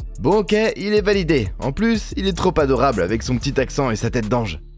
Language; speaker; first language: French; native; French